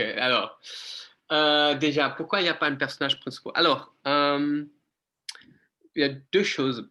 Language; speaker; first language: French; non-native, fluent; English